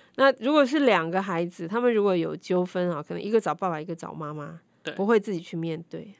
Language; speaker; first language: Chinese; native; Chinese